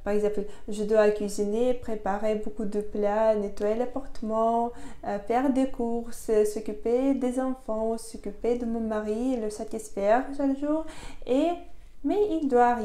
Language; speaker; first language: French; non-native, fluent; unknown